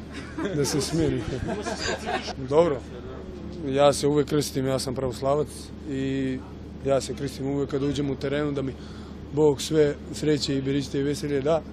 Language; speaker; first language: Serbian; early bilingual, heritage; German